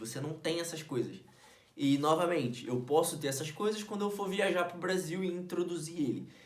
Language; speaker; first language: Portuguese; native; Portuguese